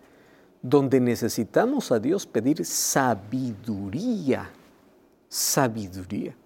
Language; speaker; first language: Spanish; native; Spanish